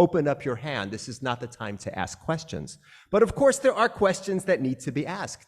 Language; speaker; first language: English; native; English